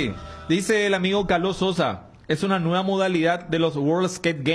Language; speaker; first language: Spanish; native; Spanish